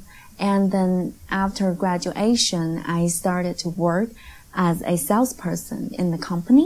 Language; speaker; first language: English; non-native, fluent; Chinese